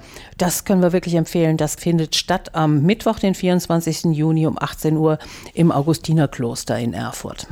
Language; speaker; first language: German; native; German